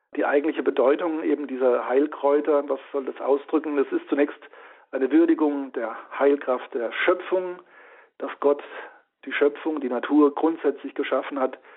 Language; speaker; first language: German; native; German